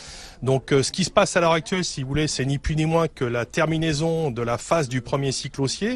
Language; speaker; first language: French; native; French